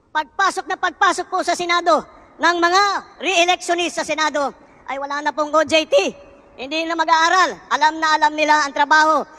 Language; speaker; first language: Filipino; native; Filipino